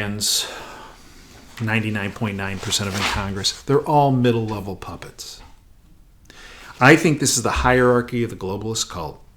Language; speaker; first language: English; native; English